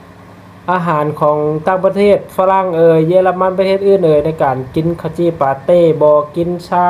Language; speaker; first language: Thai; non-native, local second language; Lao